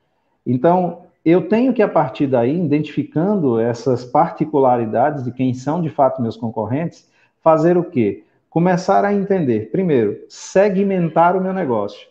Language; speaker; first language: Portuguese; native; Portuguese